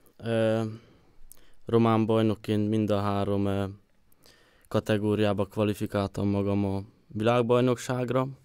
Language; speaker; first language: Hungarian; native; Hungarian